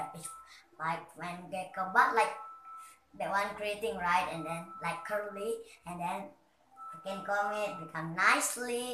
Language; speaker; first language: English; non-native, learner; Indonesian